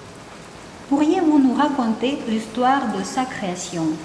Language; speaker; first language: French; non-native, learner; Russian